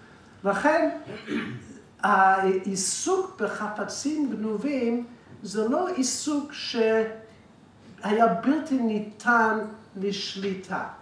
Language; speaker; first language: Hebrew; non-native, fluent; English